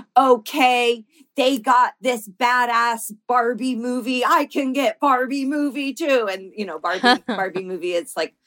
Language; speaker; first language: English; native; English